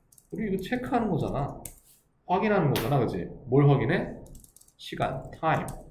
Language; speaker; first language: Korean; native; Korean